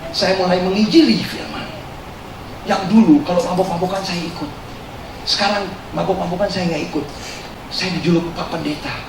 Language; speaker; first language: Indonesian; early bilingual, heritage; Indonesian